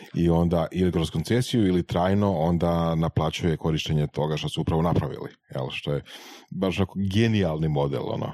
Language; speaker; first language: Croatian; native; Croatian